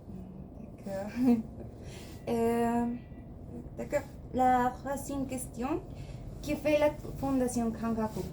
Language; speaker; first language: French; non-native, learner; Spanish